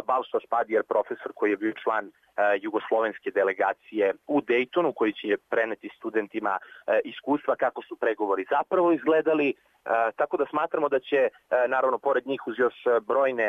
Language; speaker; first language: Serbian; native; Serbian